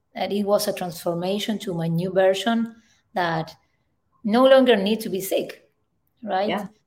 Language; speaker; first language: English; non-native, fluent; Spanish